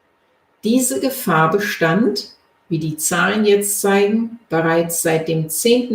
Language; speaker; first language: German; native; German